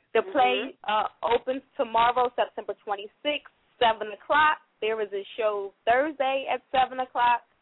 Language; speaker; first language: English; native; English